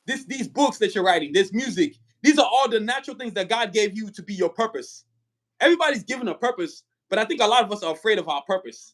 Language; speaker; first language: English; native; English